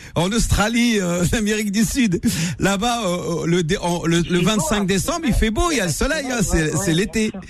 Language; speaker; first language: French; native; French